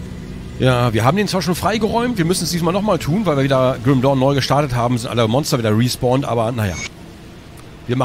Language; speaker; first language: German; native; German